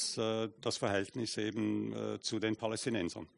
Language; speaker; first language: German; native; German